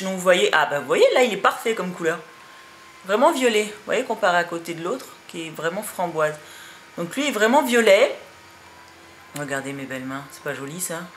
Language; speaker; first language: French; native; French